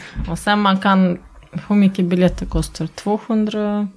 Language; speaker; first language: Swedish; non-native, fluent; Latvian